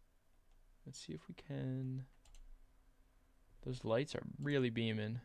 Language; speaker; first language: English; native; English